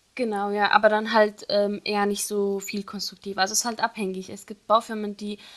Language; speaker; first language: German; non-native, fluent; Arabic